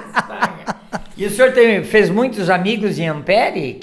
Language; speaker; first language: Portuguese; native; Portuguese